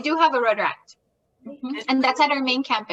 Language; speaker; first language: English; native; English